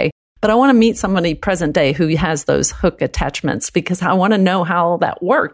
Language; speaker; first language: English; early bilingual, other home language; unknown